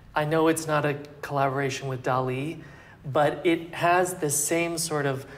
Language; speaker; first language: English; native; English